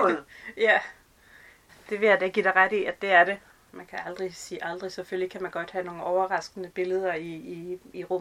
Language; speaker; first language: Danish; native; Danish